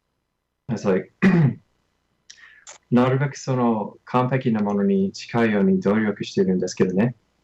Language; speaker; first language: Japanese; non-native, learner; English